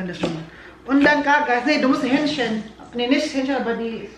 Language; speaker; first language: German; non-native, learner; Filipino